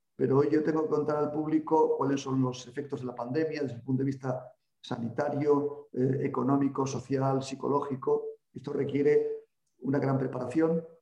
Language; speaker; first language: Spanish; native; Spanish